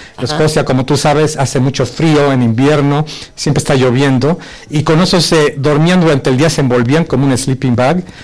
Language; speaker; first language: Spanish; early bilingual, heritage; Spanish